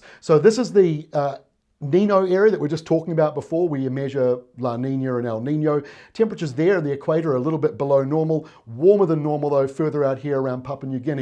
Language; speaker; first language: English; native; English